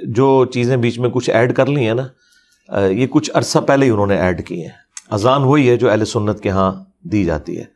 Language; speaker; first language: Urdu; non-native, local second language; Punjabi